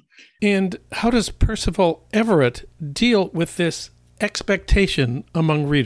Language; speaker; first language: English; native; English